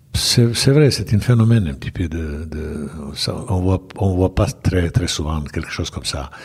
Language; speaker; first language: French; non-native, fluent; Bosnian